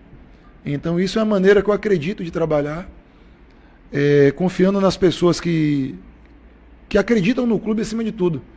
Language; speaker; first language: Portuguese; native; Portuguese